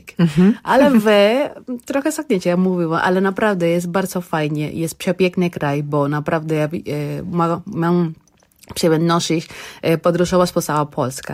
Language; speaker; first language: Polish; non-native, learner; Spanish